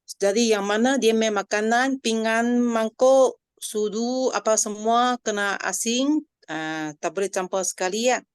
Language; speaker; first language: Malay; non-native, local second language; Chinese